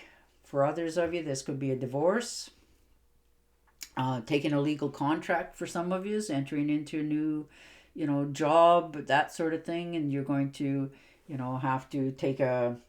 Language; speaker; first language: English; native; English